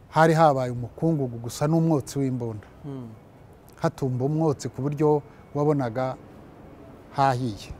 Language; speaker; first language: Kinyarwanda; early bilingual, heritage; Kinyarwanda